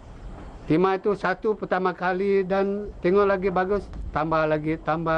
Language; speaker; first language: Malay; non-native, local second language; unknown